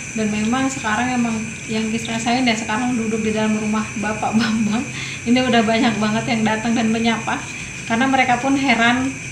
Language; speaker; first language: Indonesian; native; Indonesian